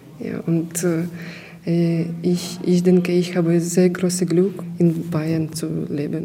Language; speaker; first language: German; non-native, learner; Ukrainian